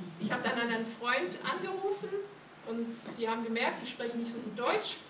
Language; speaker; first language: German; non-native, fluent; Hungarian